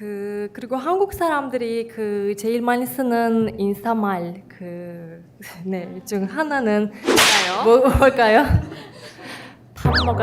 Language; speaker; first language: Korean; non-native, fluent; Turkish